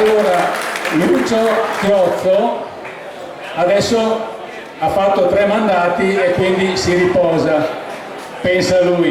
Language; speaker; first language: Italian; native; Italian